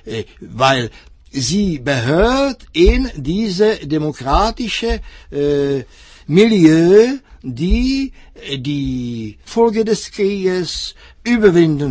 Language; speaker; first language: German; non-native, fluent; Czech